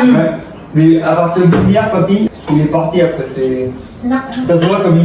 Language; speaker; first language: French; native; French